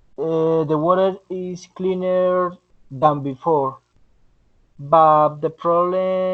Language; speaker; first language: English; non-native, learner; Spanish